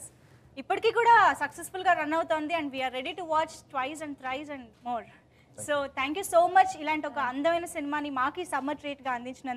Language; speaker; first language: Telugu; native; Telugu